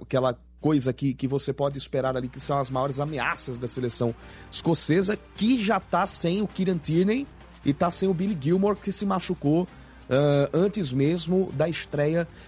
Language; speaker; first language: Portuguese; native; Portuguese